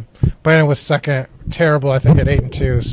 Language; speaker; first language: English; native; English